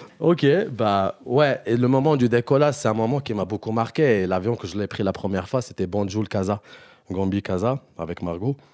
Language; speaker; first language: French; non-native, local second language; Arabic